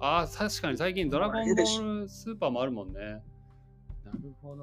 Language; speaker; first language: Japanese; native; Japanese